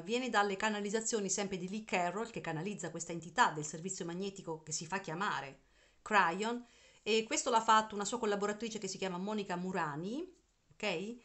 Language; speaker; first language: Italian; native; Italian